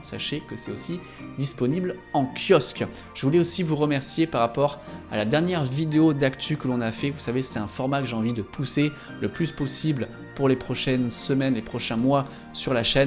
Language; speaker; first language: French; native; French